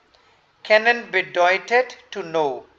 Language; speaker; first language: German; non-native, fluent; Hindi